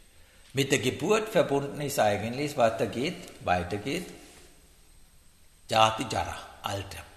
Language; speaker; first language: German; non-native, learner; Sinhala